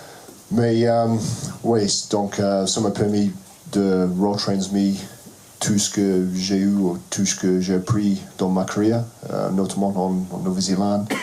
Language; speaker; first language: French; non-native, fluent; English